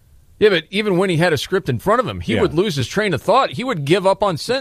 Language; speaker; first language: English; native; English